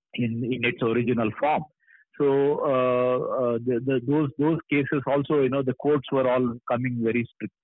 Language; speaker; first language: English; non-native, local second language; Kannada